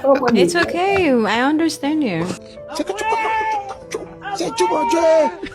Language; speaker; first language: English; non-native, learner; Haitian Creole